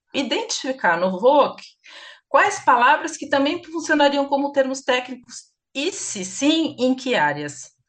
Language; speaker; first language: Portuguese; native; Portuguese